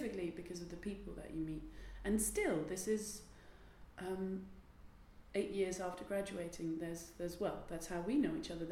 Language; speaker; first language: English; non-native, fluent; Dutch